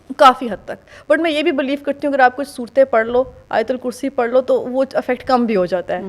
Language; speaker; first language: Urdu; native; Urdu